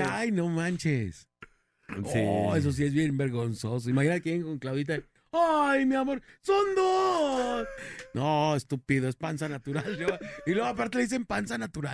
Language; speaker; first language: Spanish; native; Spanish